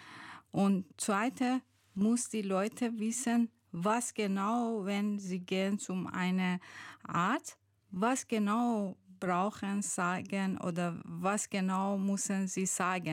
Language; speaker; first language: German; non-native, learner; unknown